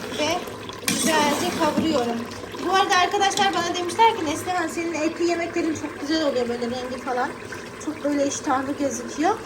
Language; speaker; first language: Turkish; native; Turkish